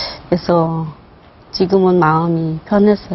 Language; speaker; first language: Korean; non-native, fluent; Filipino